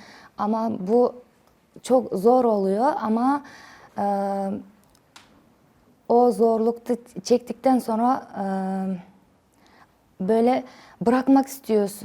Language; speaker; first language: Turkish; non-native, learner; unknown